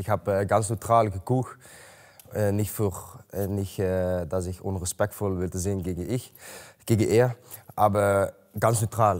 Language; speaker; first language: German; non-native, learner; Dutch